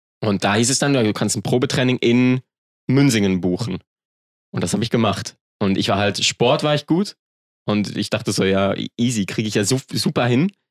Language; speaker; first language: German; native; German